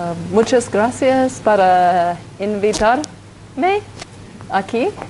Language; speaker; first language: Spanish; non-native, learner; English